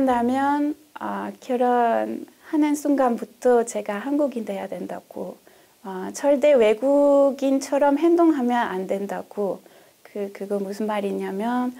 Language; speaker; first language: Korean; non-native, fluent; French